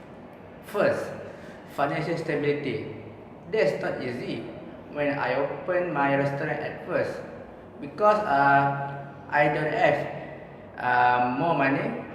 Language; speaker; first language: English; non-native, learner; Malay